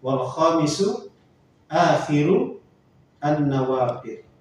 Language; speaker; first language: Arabic; non-native, fluent; Indonesian